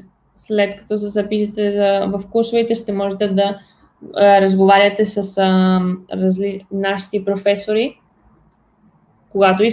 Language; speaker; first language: Bulgarian; non-native, fluent; Spanish